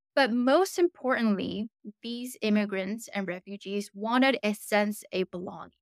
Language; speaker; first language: English; early bilingual, other home language; Korean